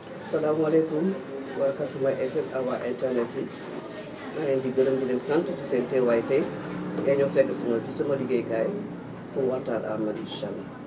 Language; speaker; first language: Wolof; native; Wolof